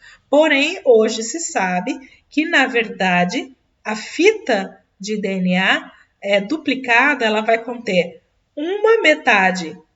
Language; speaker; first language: Portuguese; native; Portuguese